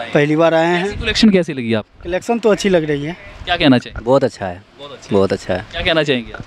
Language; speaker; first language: Hindi; native; Hindi